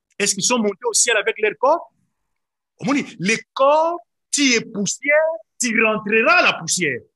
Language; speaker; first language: French; non-native, local second language; Lingala